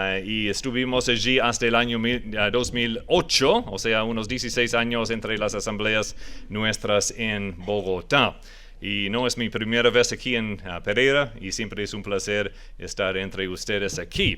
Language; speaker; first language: Spanish; non-native, fluent; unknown